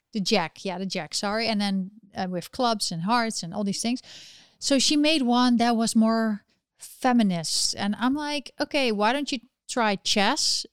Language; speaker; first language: English; non-native, fluent; Dutch